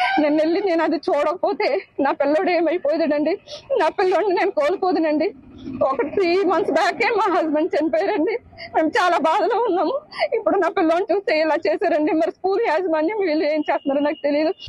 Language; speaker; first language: Telugu; native; Telugu